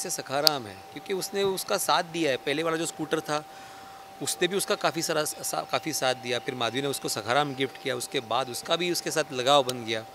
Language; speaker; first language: Hindi; non-native, local second language; Marathi